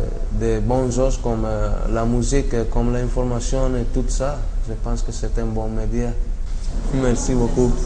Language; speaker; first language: French; non-native, learner; Spanish